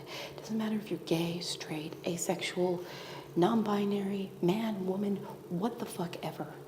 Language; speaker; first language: English; native; English